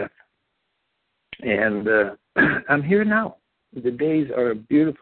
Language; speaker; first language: English; non-native, fluent; Dutch